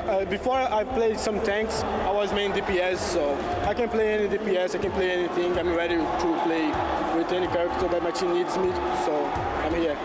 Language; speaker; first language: English; non-native, learner; Portuguese